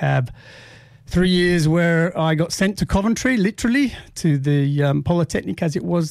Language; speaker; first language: English; native; English